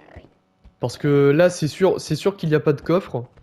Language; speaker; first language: French; native; French